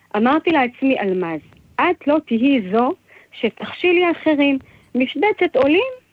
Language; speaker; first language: Hebrew; early bilingual, other home language; Amharic